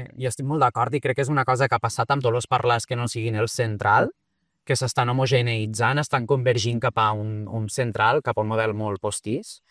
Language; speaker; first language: Catalan; early bilingual, other home language; Portuguese